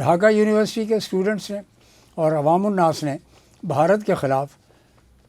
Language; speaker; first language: Urdu; native; Urdu